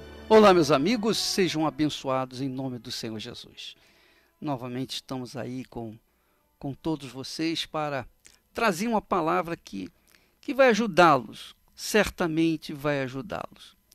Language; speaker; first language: Portuguese; native; Portuguese